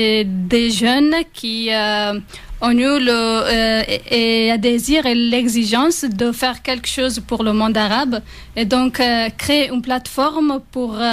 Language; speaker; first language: French; non-native, fluent; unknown